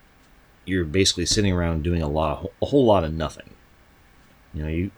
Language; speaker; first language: English; native; English